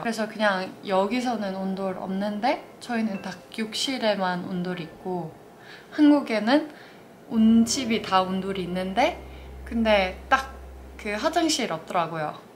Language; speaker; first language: Korean; non-native, fluent; Norwegian